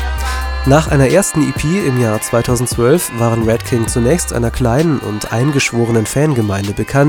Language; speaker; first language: German; native; German